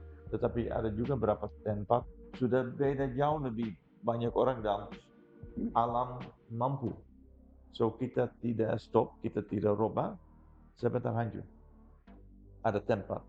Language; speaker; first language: Indonesian; non-native, fluent; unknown